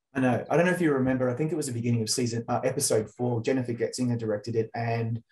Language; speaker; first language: English; native; English